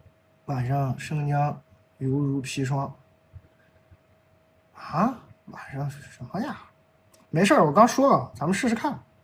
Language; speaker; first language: Chinese; native; Chinese